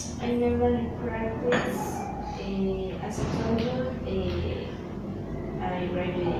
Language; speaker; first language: English; non-native, learner; Spanish